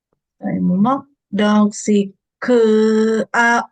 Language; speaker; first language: French; non-native, learner; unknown